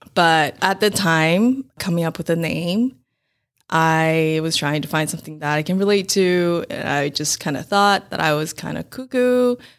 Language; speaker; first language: English; non-native, fluent; Chinese